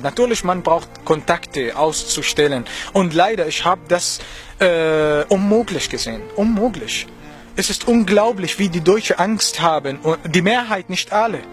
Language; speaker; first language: German; non-native, learner; Arabic